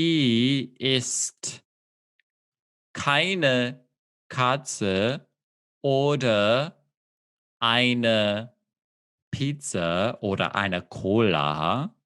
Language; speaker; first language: German; non-native, fluent; English